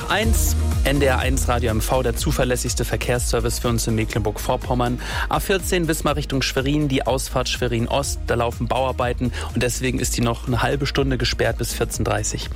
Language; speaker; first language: German; native; German